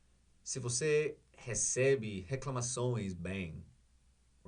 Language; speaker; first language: Portuguese; non-native, learner; English